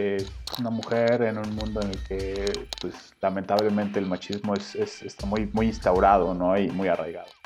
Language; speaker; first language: Spanish; native; Spanish